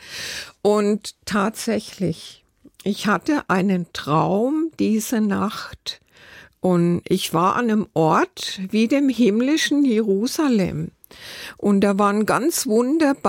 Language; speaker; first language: German; native; German